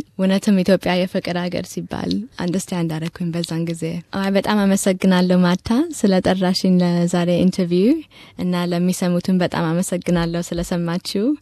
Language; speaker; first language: Amharic; early bilingual, heritage; Amharic